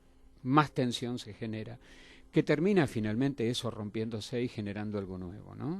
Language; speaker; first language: Spanish; native; Spanish